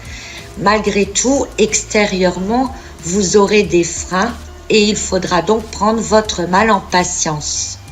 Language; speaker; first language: French; native; French